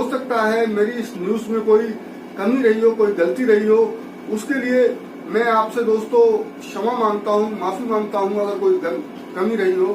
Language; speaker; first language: Hindi; native; Hindi